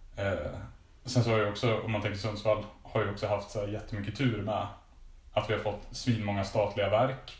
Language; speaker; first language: Swedish; native; Swedish